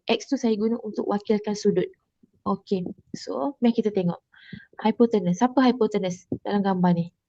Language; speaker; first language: Malay; native; Malay